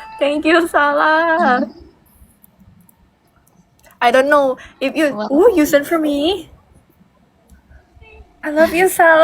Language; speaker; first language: English; non-native, learner; Thai